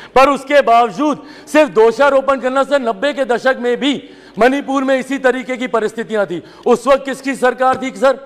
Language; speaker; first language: Hindi; native; Hindi